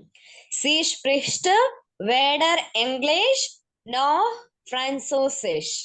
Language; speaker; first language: German; non-native, fluent; Malayalam